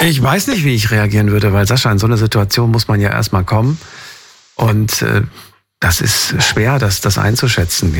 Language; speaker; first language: German; native; German